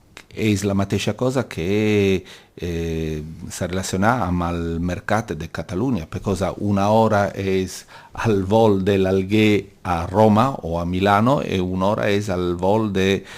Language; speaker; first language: Catalan; non-native, local second language; Italian